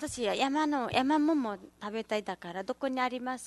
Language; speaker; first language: Japanese; non-native, learner; Nepali